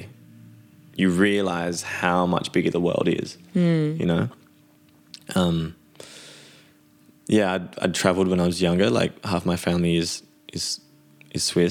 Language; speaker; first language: English; native; English